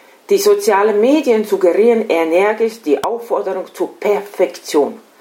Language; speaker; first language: German; non-native, fluent; Estonian